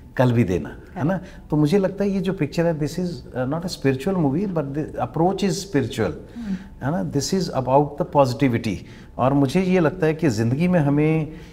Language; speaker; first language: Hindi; non-native, local second language; Punjabi